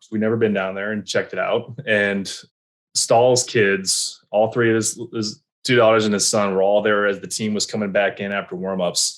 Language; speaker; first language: English; native; English